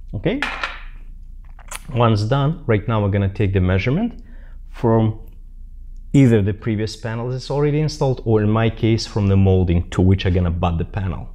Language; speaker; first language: English; non-native, fluent; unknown